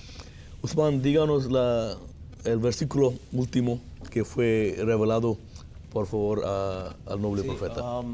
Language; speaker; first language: Spanish; non-native, fluent; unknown